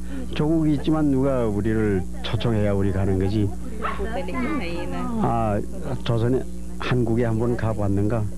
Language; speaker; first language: Korean; early bilingual, heritage; Korean